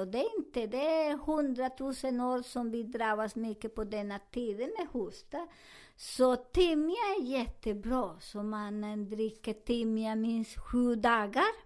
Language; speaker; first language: Swedish; non-native, learner; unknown